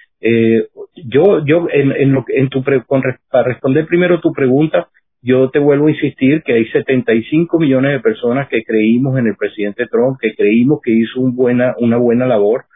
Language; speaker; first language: Spanish; native; Spanish